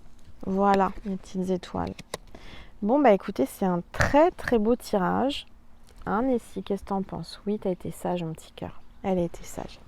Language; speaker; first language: French; native; French